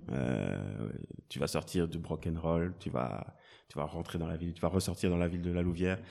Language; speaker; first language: French; native; French